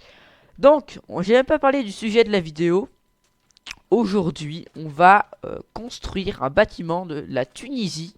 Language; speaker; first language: French; native; French